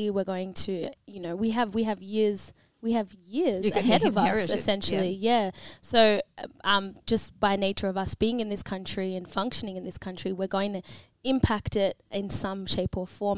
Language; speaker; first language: English; native; English